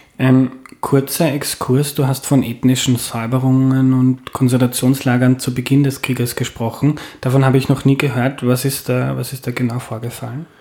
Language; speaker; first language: German; native; German